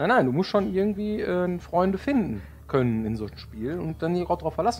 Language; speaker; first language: German; native; German